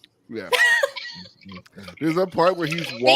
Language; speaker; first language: English; native; English